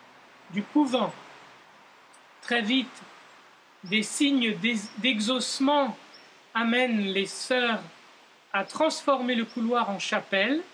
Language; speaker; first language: French; native; French